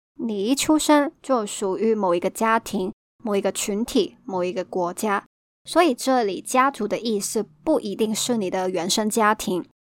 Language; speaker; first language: Chinese; non-native, local second language; Cantonese